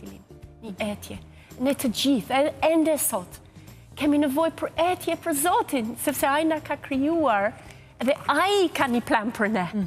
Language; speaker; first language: Albanian; non-native, fluent; English